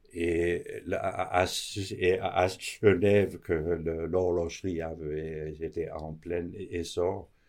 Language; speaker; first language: French; non-native, fluent; Danish